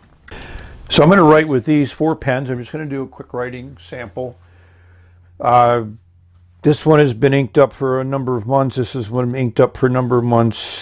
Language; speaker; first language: English; native; English